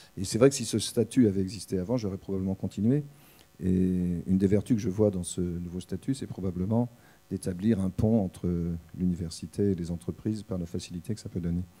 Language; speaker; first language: French; native; French